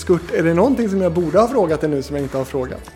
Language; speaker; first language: Swedish; native; Swedish